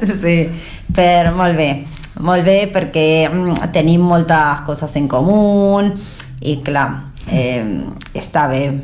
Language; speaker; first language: Catalan; non-native, learner; Spanish